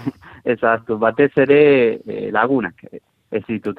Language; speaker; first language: Basque; non-native, fluent; Spanish